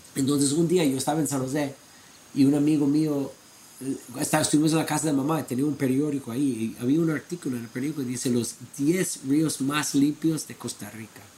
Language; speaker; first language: Spanish; non-native, fluent; English